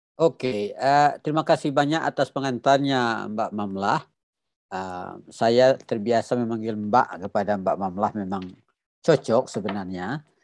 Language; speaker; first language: Indonesian; non-native, local second language; Minangkabau